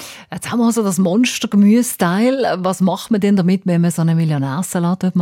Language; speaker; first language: German; native; German